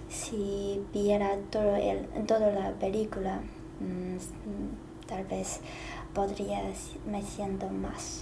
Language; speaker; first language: Spanish; non-native, learner; Chinese